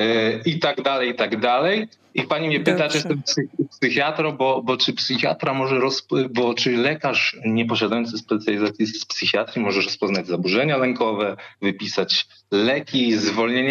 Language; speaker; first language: Polish; native; Polish